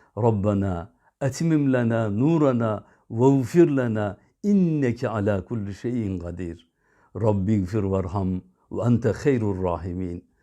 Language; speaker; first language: Arabic; non-native, fluent; Turkish